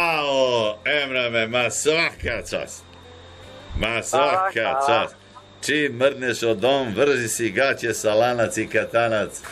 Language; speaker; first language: Serbian; native; Serbian